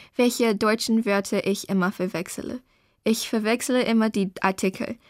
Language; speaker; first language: German; early bilingual, other home language; Chinese